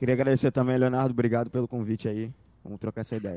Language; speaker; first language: Portuguese; non-native, learner; English